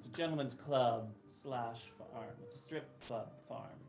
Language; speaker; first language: English; native; English